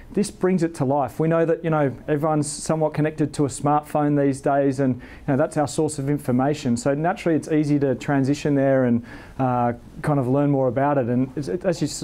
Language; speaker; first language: English; native; English